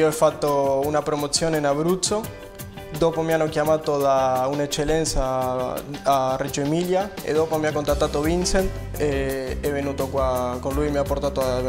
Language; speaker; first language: Italian; non-native, learner; Spanish